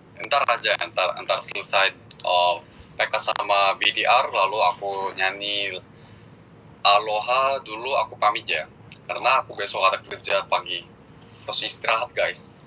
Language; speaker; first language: Indonesian; early bilingual, other home language; Korean